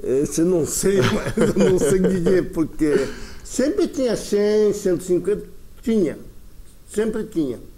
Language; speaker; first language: Portuguese; early bilingual, other home language; Japanese